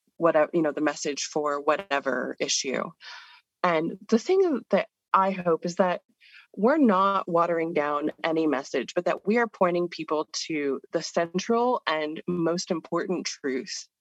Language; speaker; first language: English; native; English